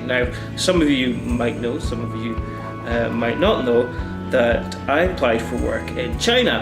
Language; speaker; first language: English; native; English